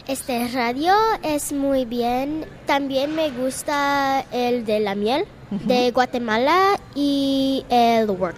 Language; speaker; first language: Spanish; non-native, learner; English